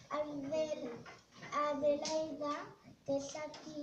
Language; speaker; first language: Catalan; non-native, local second language; Spanish